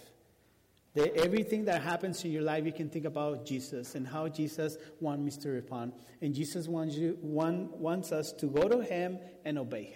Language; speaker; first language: English; non-native, fluent; Spanish